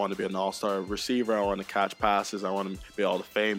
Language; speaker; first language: English; native; English